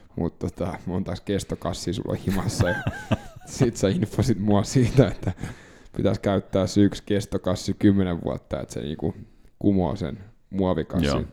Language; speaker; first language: Finnish; non-native, local second language; Swedish